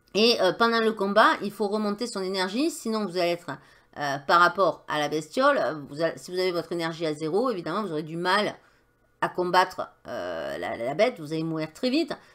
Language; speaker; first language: French; native; French